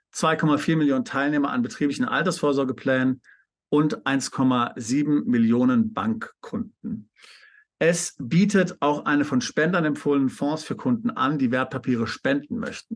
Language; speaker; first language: German; native; German